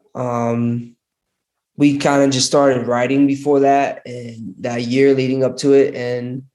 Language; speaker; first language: English; early bilingual, other home language; Hindi